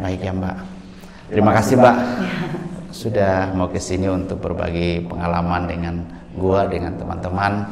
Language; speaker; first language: Indonesian; native; Indonesian